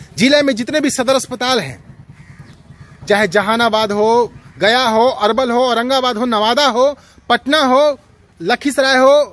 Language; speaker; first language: Hindi; native; Hindi